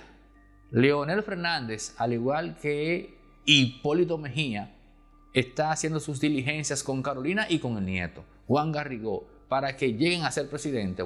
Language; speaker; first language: Spanish; native; Spanish